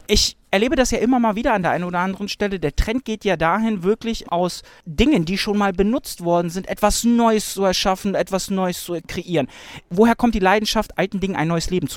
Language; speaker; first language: German; native; German